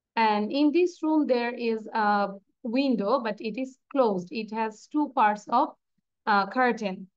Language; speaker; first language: English; non-native, local second language; Bangla